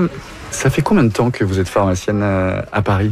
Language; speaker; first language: French; native; French